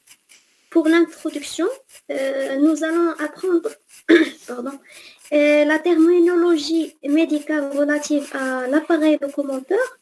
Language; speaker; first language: French; non-native, fluent; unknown